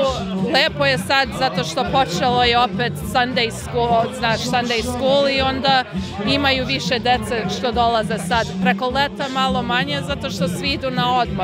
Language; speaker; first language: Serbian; early bilingual, heritage; Serbian